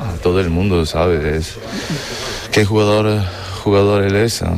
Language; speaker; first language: Spanish; non-native, fluent; German